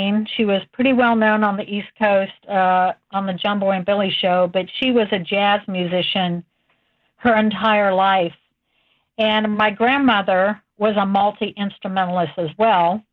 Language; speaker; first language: English; native; English